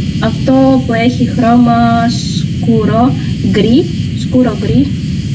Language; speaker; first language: Greek; non-native, learner; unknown